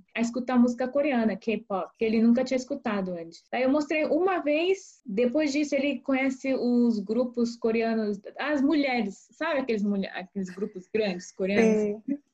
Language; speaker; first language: Portuguese; early bilingual, other home language; Korean